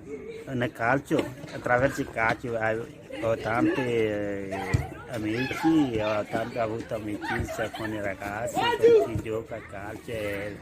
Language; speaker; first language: Italian; non-native, learner; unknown